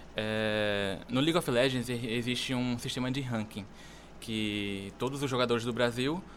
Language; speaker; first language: Portuguese; native; Portuguese